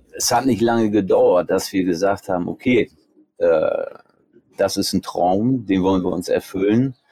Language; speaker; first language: German; native; German